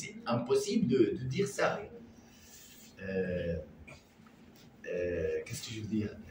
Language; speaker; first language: French; non-native, learner; Arabic